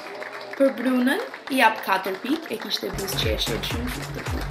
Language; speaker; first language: Albanian; early bilingual, heritage; Albanian